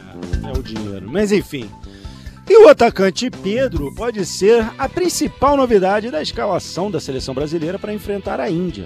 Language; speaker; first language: Portuguese; native; Portuguese